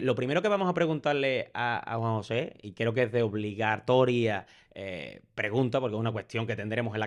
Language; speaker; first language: Spanish; native; Spanish